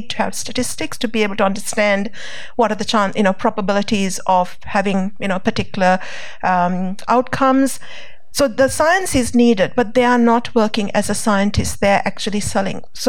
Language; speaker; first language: English; non-native, local second language; Sinhala